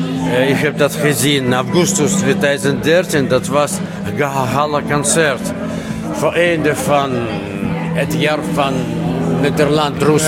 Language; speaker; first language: Dutch; non-native, learner; Russian